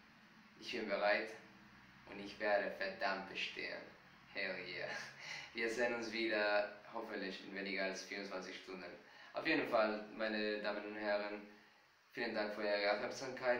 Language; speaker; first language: German; non-native, fluent; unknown